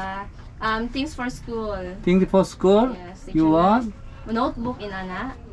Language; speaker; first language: English; non-native, local second language; Cebuano